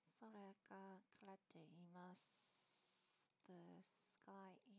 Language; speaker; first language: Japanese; non-native, learner; English